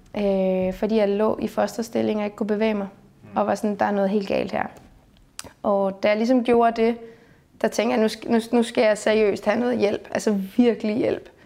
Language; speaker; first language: Danish; native; Danish